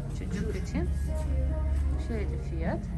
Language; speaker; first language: Turkish; non-native, learner; Russian